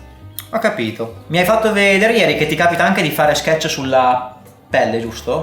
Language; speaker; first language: Italian; native; Italian